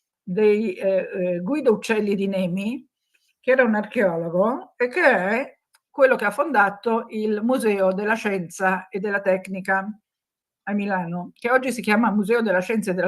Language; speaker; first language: Italian; native; Italian